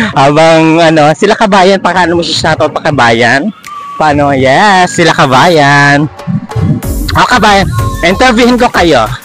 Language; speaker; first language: Filipino; non-native, local second language; Hiligaynon